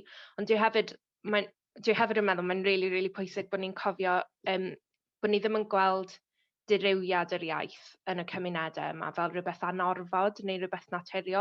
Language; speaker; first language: Welsh; native; Welsh